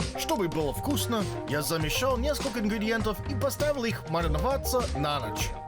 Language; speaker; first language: Russian; non-native, fluent; English